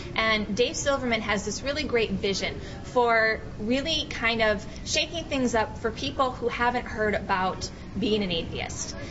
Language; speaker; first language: English; native; English